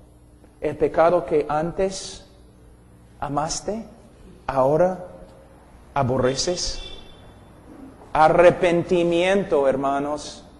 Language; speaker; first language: Spanish; non-native, fluent; English